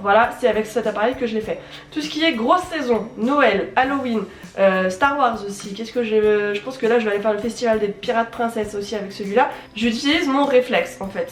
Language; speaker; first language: French; native; French